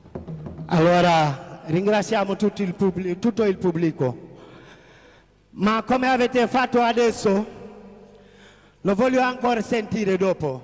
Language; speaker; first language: Italian; non-native, fluent; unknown